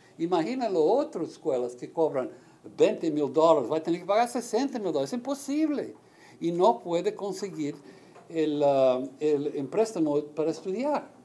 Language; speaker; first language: Spanish; early bilingual, heritage; Portuguese